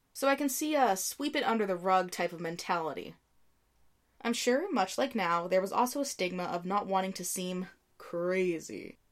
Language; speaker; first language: English; native; English